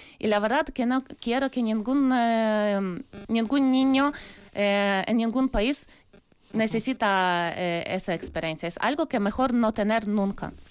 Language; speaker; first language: Spanish; non-native, learner; Ukrainian